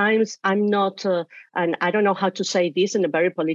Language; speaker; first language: English; non-native, fluent; Spanish